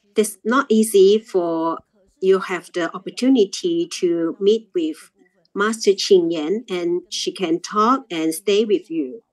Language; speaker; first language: English; non-native, learner; Chinese